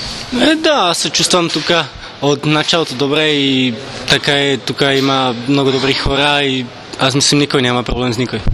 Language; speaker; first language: Bulgarian; non-native, learner; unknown